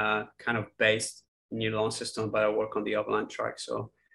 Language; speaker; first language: English; non-native, fluent; Polish